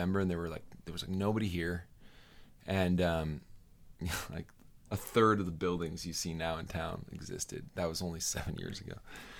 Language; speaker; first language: English; native; English